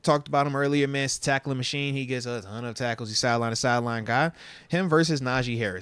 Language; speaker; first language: English; native; English